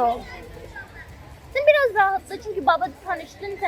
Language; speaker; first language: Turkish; non-native, learner; Urdu